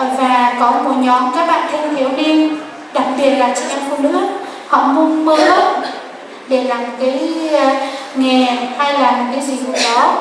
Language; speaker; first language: Vietnamese; non-native, local second language; Hmong